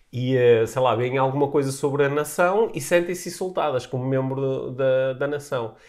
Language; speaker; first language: Portuguese; native; Portuguese